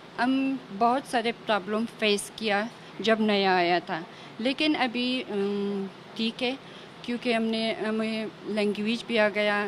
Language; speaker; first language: Hindi; non-native, fluent; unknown